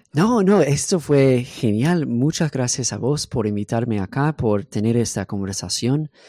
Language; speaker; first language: Spanish; non-native, fluent; English